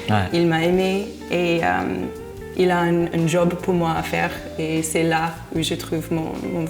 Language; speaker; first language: French; non-native, fluent; English